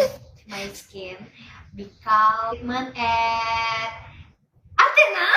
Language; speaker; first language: English; non-native, learner; Indonesian